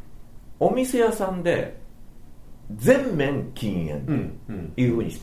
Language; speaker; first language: Japanese; native; Japanese